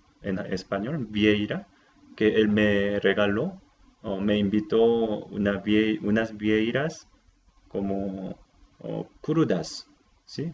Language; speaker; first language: Spanish; non-native, fluent; Japanese